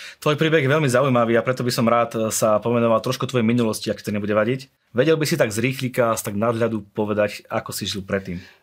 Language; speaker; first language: Slovak; native; Slovak